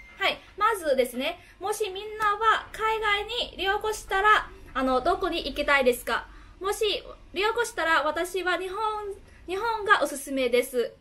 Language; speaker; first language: Japanese; non-native, fluent; Vietnamese